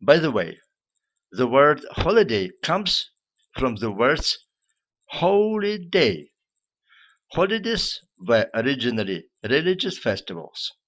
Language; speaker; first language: English; non-native, fluent; Ukrainian